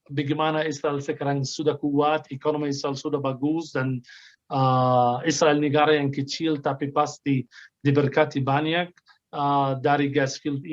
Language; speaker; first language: Indonesian; non-native, fluent; Arabic